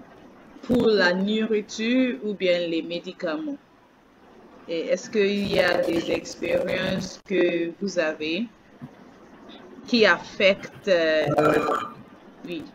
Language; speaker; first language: French; non-native, fluent; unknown